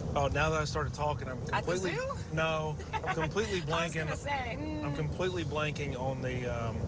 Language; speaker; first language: English; native; English